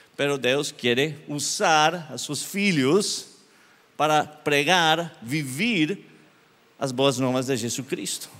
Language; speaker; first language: Portuguese; non-native, learner; English